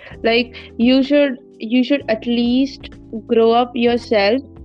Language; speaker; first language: English; non-native, local second language; Punjabi